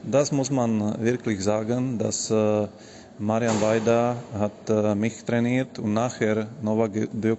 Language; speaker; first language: German; non-native, fluent; Slovak